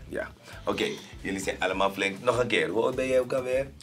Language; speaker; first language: Dutch; native; Dutch